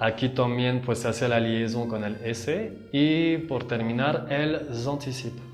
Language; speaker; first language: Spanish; non-native, fluent; French